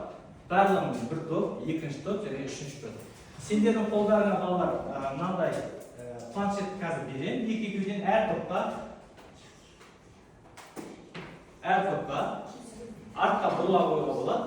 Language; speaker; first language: Kazakh; native; Kazakh